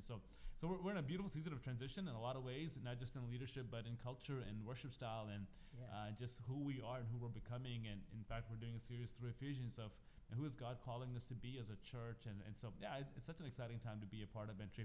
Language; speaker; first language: English; non-native, local second language; Malayalam